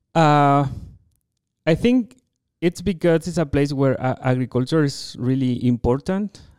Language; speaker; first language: English; non-native, fluent; Spanish